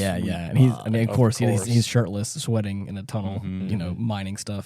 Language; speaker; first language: English; native; English